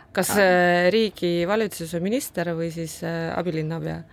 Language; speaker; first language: Estonian; non-native, local second language; Russian